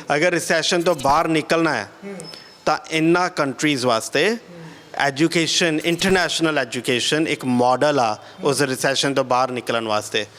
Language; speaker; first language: Punjabi; early bilingual, heritage; Punjabi